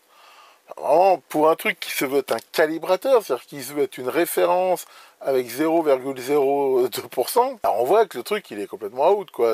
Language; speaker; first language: French; native; French